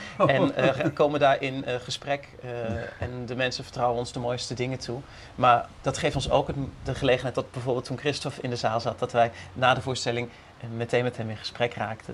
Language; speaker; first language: Dutch; native; Dutch